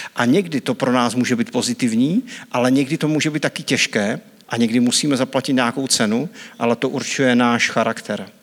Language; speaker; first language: Czech; native; Czech